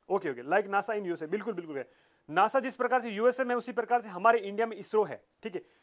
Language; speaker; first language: Hindi; native; Hindi